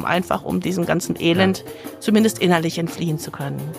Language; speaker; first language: German; native; German